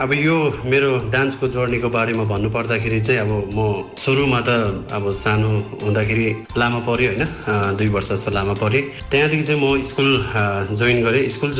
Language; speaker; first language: Nepali; native; Nepali